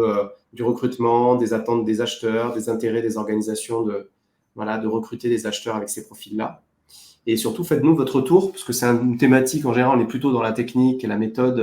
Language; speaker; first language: French; native; French